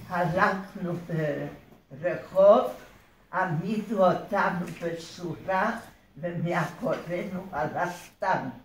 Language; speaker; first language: Hebrew; early bilingual, other home language; Hungarian